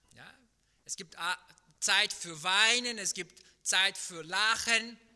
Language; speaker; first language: German; non-native, fluent; Portuguese